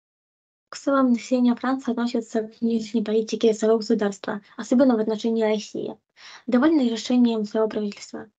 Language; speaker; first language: Russian; native; Russian